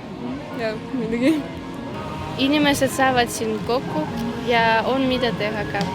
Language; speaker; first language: Estonian; non-native, local second language; Russian